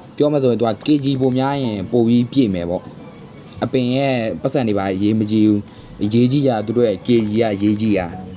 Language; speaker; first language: Burmese; native; Burmese